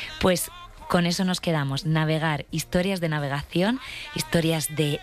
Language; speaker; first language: Spanish; native; Spanish